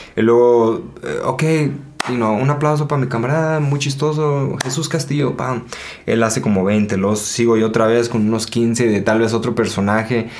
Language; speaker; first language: Spanish; early bilingual, heritage; Spanish